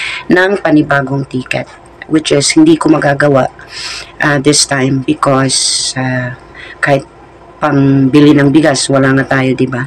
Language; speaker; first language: Filipino; native; Filipino